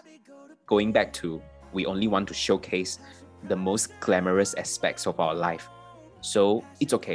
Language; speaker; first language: English; non-native, local second language; Chinese